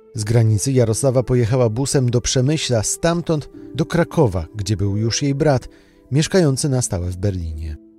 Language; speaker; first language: Polish; native; Polish